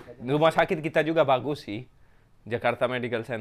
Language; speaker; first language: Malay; non-native, fluent; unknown